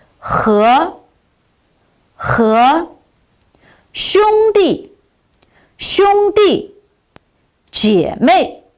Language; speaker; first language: Chinese; non-native, local second language; Uyghur